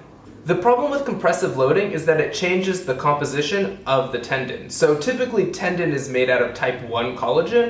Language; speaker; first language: English; native; English